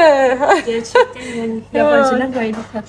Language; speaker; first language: Turkish; native; Turkish